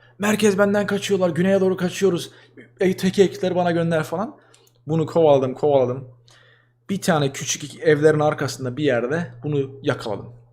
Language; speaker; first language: Turkish; native; Turkish